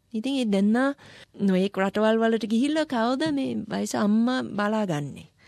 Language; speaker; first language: Sinhala; non-native, fluent; English